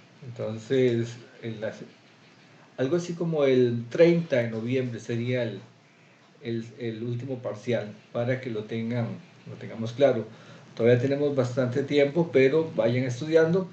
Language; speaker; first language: Spanish; native; Spanish